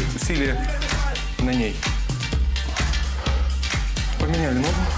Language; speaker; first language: Russian; native; Russian